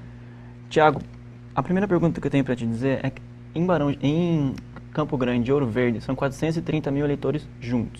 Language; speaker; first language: Portuguese; native; Portuguese